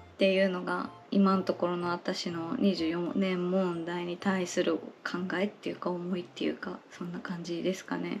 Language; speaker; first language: Japanese; native; Japanese